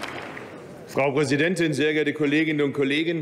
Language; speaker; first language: German; early bilingual, other home language; Turkish